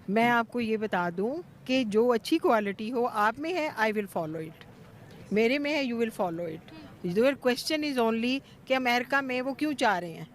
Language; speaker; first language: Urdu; native; Urdu